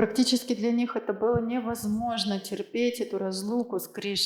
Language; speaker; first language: Russian; native; Russian